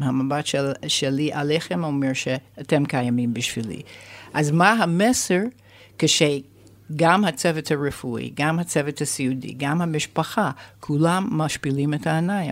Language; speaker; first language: Hebrew; non-native, fluent; English